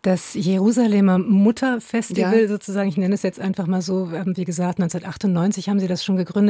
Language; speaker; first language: German; native; German